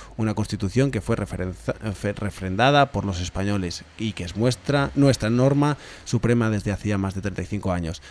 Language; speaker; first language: Spanish; non-native, local second language; Catalan